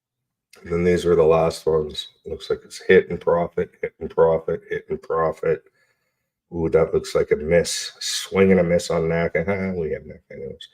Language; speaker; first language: English; native; English